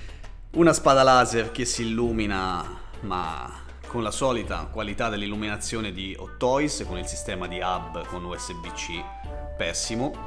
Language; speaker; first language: Italian; native; Italian